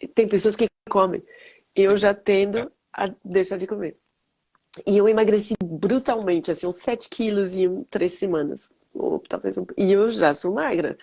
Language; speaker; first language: Portuguese; non-native, fluent; French